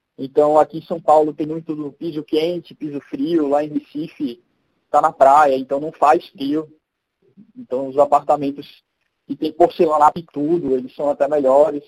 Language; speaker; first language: Portuguese; native; Portuguese